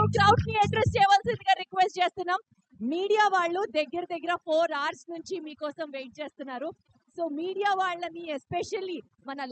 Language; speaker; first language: Telugu; native; Telugu